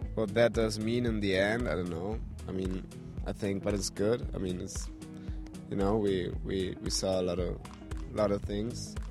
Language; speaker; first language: English; non-native, fluent; German